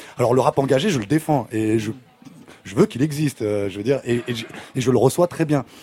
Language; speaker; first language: French; native; French